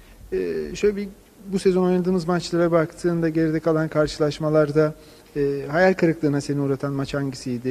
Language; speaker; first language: Turkish; native; Turkish